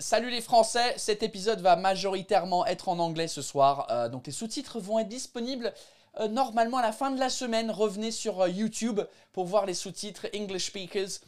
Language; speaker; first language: French; non-native, fluent; English